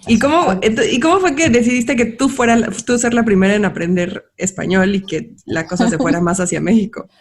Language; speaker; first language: Spanish; native; Spanish